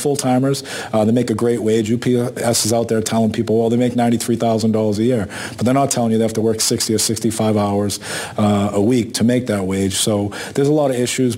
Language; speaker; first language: English; native; English